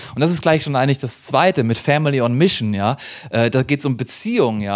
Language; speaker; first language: German; native; German